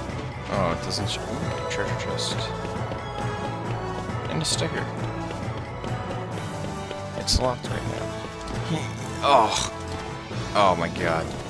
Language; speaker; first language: English; native; English